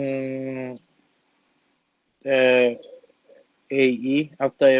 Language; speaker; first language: English; non-native, learner; Thai